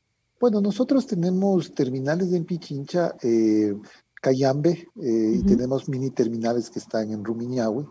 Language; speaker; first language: Spanish; native; Spanish